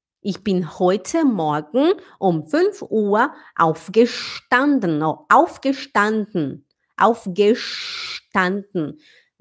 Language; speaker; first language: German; non-native, fluent; Portuguese